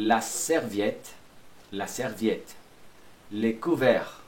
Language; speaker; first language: French; non-native, fluent; Portuguese